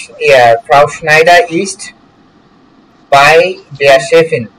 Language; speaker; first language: German; non-native, learner; Bangla